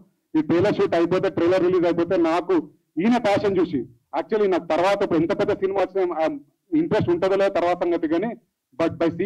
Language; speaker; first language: Telugu; native; Telugu